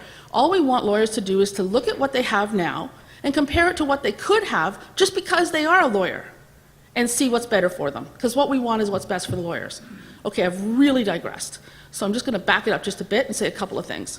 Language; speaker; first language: English; native; English